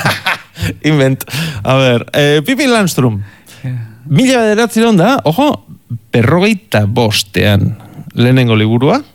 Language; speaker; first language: Basque; native; Basque